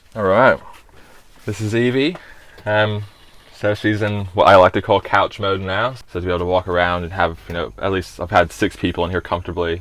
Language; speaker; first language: English; early bilingual, other home language; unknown